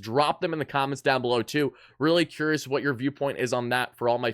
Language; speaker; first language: English; native; English